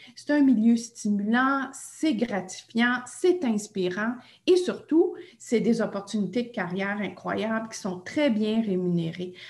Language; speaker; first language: French; native; French